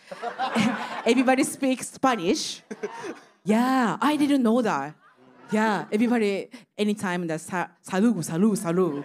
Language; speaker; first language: English; non-native, learner; Japanese